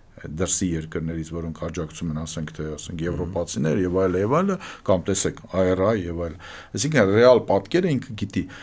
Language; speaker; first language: Armenian; native; Armenian